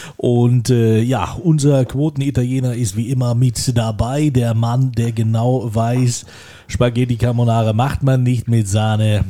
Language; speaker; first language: German; native; German